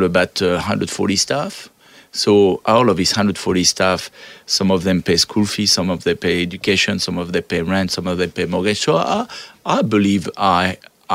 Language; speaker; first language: English; non-native, fluent; French